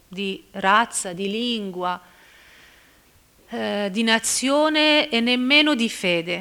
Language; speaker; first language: Italian; non-native, fluent; Persian